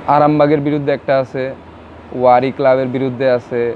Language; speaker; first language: Bangla; native; Bangla